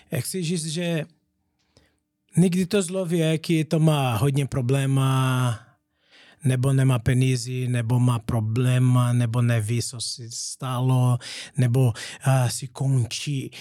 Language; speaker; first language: Czech; non-native, learner; Portuguese